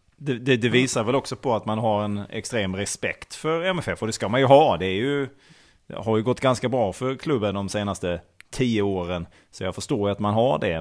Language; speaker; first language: Swedish; native; Swedish